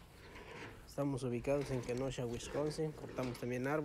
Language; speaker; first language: Spanish; native; Spanish